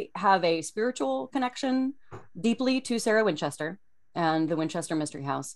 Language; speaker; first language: English; native; English